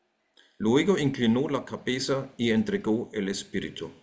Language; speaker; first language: Spanish; non-native, fluent; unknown